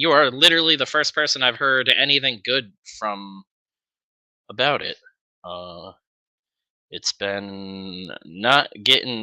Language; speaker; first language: English; native; English